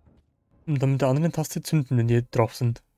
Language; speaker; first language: German; native; German